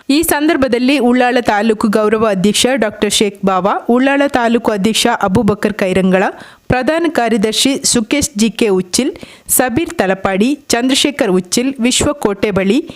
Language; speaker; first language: Kannada; native; Kannada